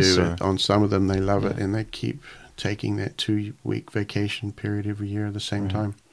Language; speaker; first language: English; native; English